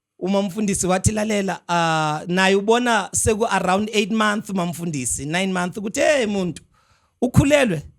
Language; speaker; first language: Zulu; non-native, local second language; Xhosa